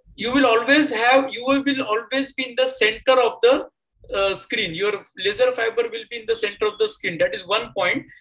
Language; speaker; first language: English; non-native, local second language; Marathi